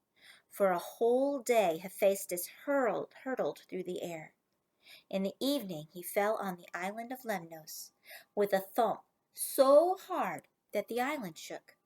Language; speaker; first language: English; native; English